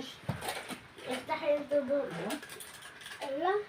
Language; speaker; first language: Arabic; native; Arabic